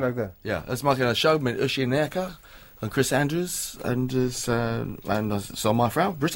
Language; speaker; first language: German; non-native, learner; English